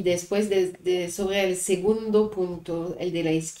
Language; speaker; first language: Spanish; non-native, learner; French